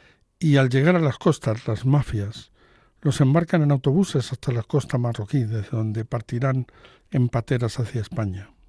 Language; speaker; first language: Spanish; native; Spanish